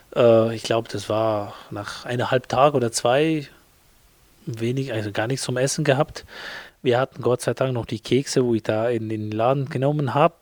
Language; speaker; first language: German; non-native, fluent; Albanian